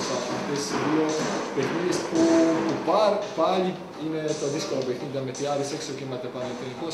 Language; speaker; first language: Greek; non-native, fluent; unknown